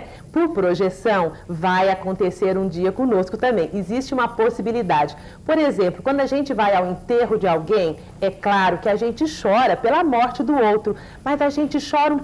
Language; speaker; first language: Portuguese; native; Portuguese